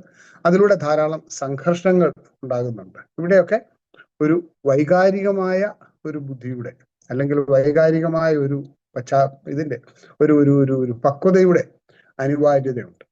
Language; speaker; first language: Malayalam; native; Malayalam